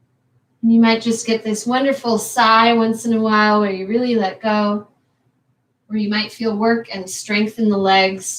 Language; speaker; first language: English; native; English